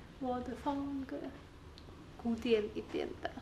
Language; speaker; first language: Chinese; non-native, fluent; Polish